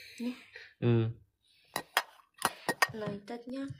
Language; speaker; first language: Vietnamese; native; Vietnamese